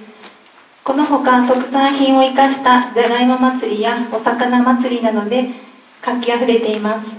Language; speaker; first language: Japanese; native; Japanese